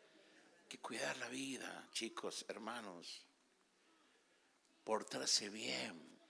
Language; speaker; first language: Spanish; native; Spanish